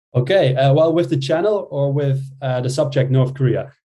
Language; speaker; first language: English; non-native, fluent; Dutch